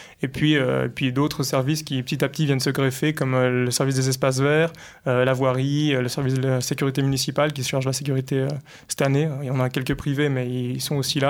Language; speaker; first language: French; native; French